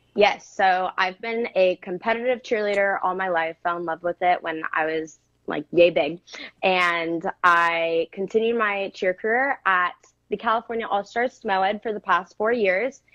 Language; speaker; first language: English; native; English